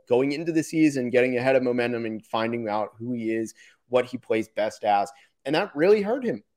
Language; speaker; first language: English; native; English